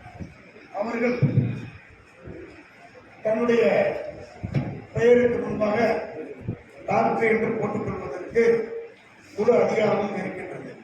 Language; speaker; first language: Tamil; native; Tamil